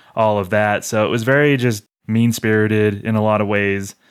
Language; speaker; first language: English; native; English